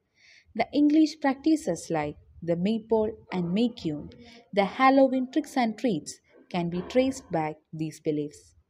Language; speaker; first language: English; non-native, local second language; Malayalam